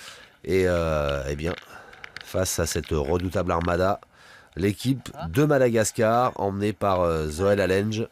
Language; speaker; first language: French; native; French